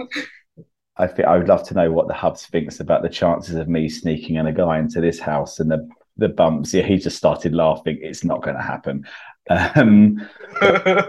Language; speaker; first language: English; native; English